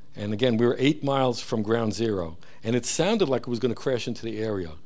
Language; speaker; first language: English; early bilingual, other home language; Hebrew